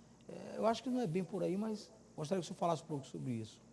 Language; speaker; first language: Portuguese; native; Portuguese